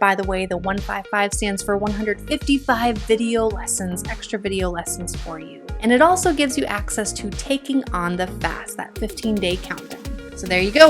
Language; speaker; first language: English; native; English